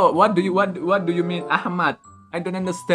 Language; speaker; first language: English; non-native, learner; Indonesian